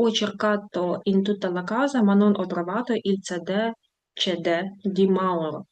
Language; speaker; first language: Italian; non-native, fluent; Ukrainian